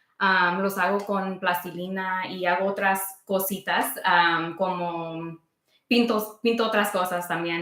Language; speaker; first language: Spanish; early bilingual, heritage; Spanish